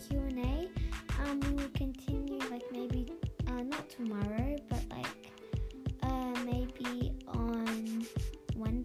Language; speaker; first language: English; native; English